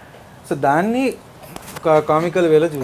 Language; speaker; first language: Telugu; native; Telugu